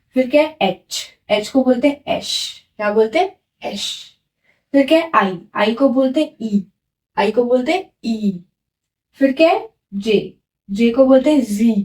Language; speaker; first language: Hindi; native; Hindi